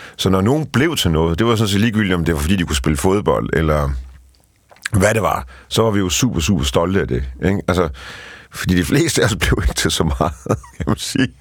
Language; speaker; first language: Danish; early bilingual, other home language; Polish